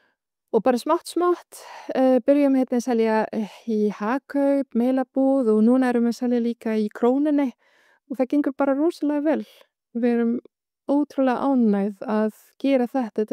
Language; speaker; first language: Icelandic; non-native, fluent; Arabic